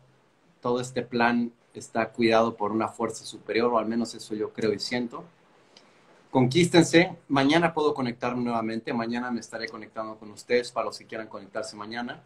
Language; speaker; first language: Spanish; native; Spanish